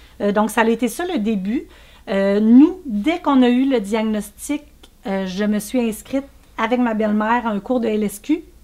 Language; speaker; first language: French; native; French